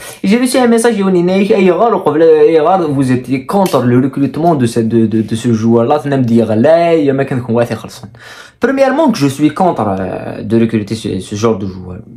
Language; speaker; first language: French; non-native, local second language; Kabyle